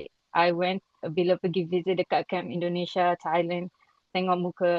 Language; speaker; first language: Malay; non-native, local second language; Rohingya